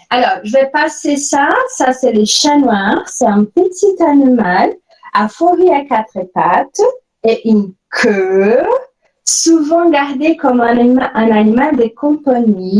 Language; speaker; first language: French; non-native, fluent; Portuguese